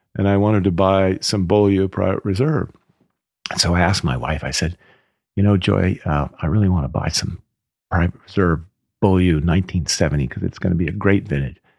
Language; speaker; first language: English; native; English